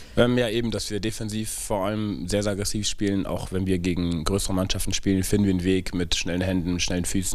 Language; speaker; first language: German; native; German